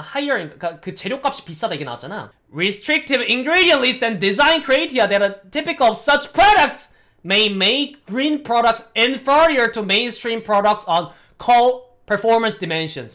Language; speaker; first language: English; non-native, fluent; Korean